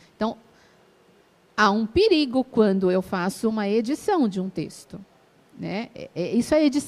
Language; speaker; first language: Portuguese; native; Portuguese